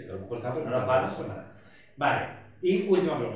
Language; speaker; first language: Spanish; native; Spanish